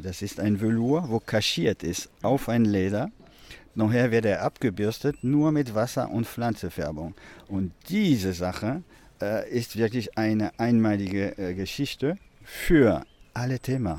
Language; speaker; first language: German; non-native, fluent; French